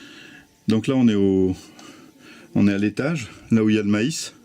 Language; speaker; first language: French; native; French